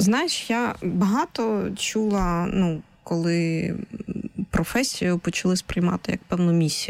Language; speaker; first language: Ukrainian; native; Ukrainian